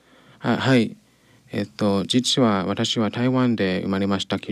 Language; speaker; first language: Japanese; non-native, learner; English